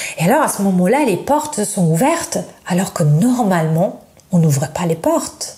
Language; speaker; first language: French; non-native, fluent; Italian